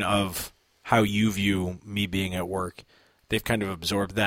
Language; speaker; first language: English; native; English